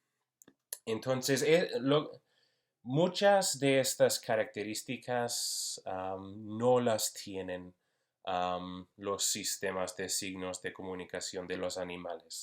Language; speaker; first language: Spanish; non-native, fluent; English